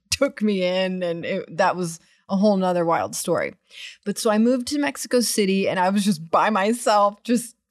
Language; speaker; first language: English; native; English